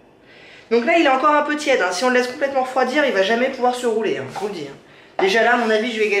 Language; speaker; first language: French; native; French